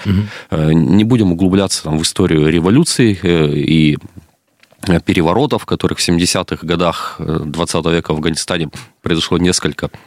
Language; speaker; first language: Russian; native; Russian